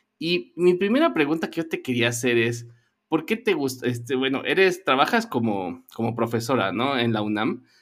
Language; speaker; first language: Spanish; native; Spanish